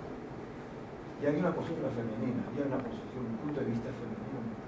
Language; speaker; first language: Spanish; native; Spanish